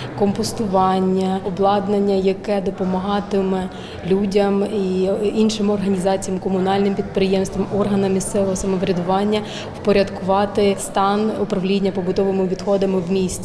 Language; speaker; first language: Ukrainian; native; Ukrainian